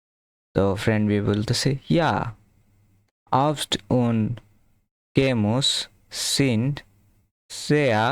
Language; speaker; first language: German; non-native, fluent; Bangla